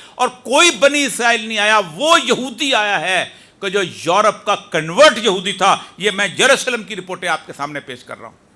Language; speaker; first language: Urdu; non-native, local second language; Punjabi